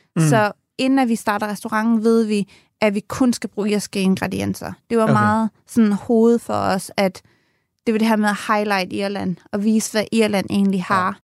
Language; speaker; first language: Danish; native; Danish